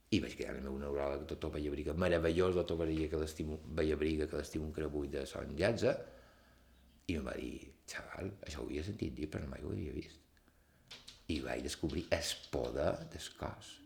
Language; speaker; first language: Catalan; native; Catalan